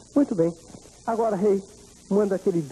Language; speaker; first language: Spanish; non-native, learner; Portuguese